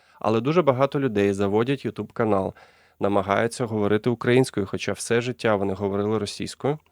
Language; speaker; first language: Ukrainian; non-native, local second language; Russian